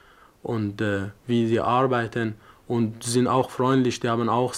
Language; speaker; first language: German; non-native, learner; Persian